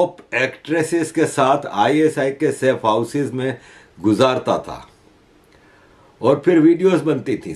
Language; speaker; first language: Urdu; native; Urdu